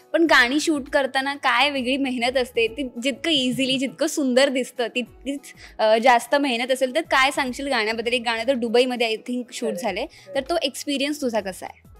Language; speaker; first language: Marathi; native; Marathi